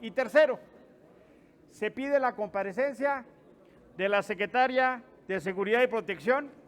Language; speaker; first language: Spanish; native; Spanish